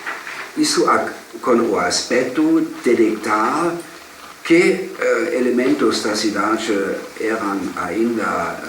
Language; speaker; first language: Portuguese; non-native, fluent; German